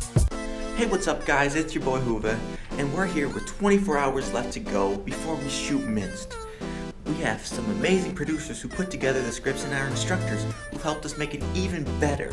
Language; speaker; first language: English; native; English